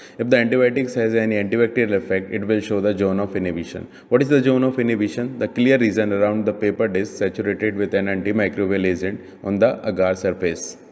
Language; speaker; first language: English; non-native, local second language; Hindi